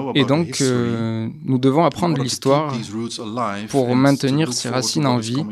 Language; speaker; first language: French; non-native, fluent; Dutch